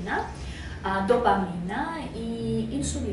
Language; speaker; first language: Spanish; non-native, fluent; Russian